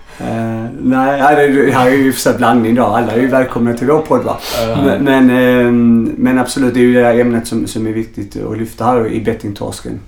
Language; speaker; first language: Swedish; native; Swedish